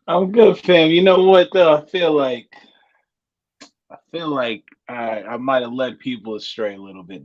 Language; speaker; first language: English; native; English